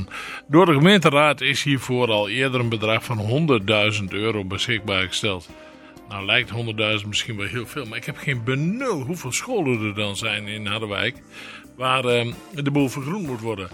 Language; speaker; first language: Dutch; native; Dutch